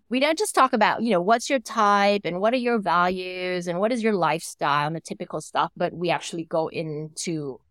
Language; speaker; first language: English; non-native, fluent; Thai